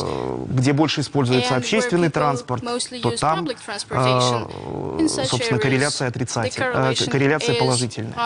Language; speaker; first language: Russian; native; Russian